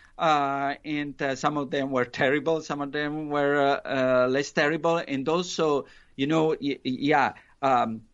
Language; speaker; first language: English; non-native, fluent; Italian